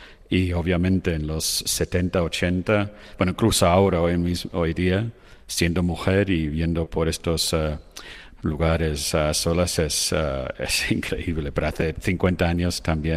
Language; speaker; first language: Spanish; non-native, fluent; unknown